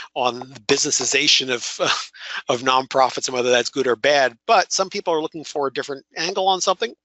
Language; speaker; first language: English; native; English